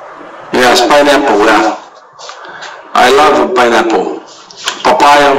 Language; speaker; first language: English; non-native, learner; Portuguese